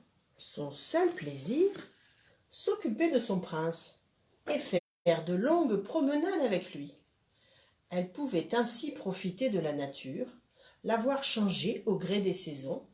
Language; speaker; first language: French; native; French